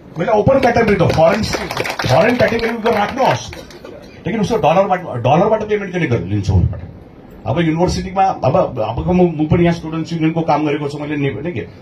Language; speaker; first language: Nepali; early bilingual, heritage; Nepali